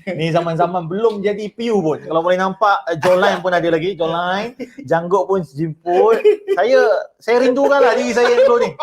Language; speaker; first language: Malay; native; Malay